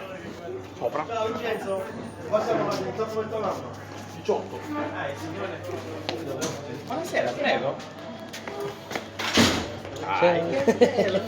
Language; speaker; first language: Italian; non-native, fluent; Filipino